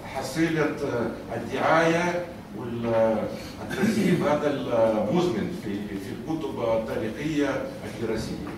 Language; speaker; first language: Arabic; non-native, fluent; Russian